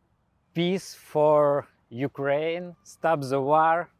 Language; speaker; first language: English; non-native, learner; Belarusian